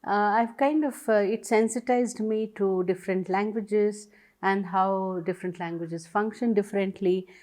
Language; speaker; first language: English; non-native, local second language; Tamil